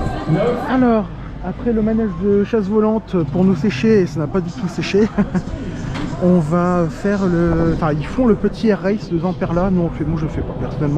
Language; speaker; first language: French; native; French